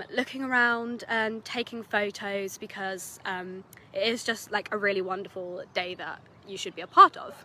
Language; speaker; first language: English; native; English